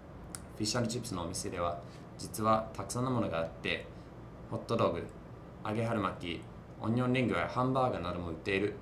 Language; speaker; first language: Japanese; non-native, fluent; English